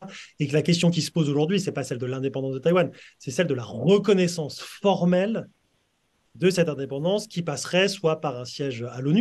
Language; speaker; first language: French; native; French